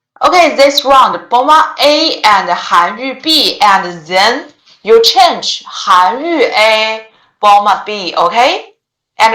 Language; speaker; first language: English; non-native, learner; Chinese